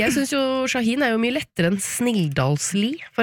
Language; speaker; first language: Norwegian; native; Norwegian